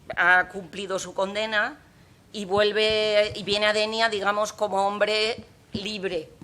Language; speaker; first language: Spanish; non-native, local second language; Catalan